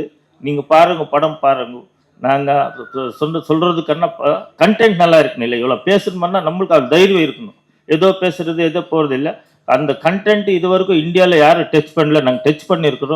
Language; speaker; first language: Tamil; non-native, learner; Kannada